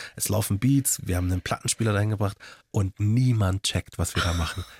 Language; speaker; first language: German; native; German